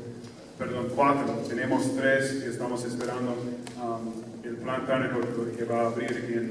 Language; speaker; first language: Spanish; non-native, fluent; English